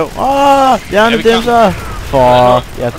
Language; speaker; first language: Danish; native; Danish